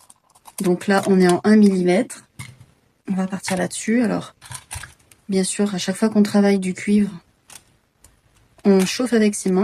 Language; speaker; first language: French; native; French